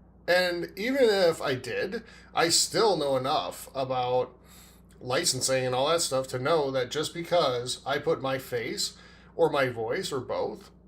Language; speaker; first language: English; native; English